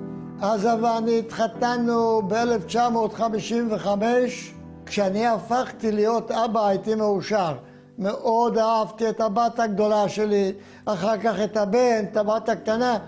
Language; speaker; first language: Hebrew; non-native, fluent; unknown